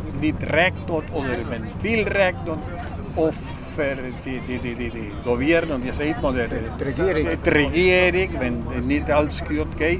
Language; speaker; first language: German; early bilingual, heritage; German